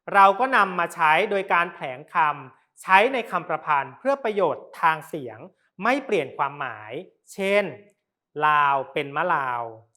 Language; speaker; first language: Thai; native; Thai